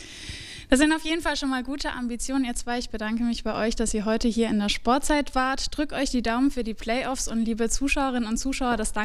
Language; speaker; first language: German; native; German